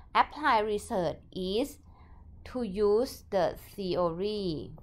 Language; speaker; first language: English; non-native, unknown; Thai